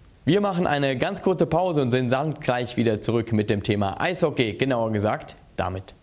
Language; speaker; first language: German; native; German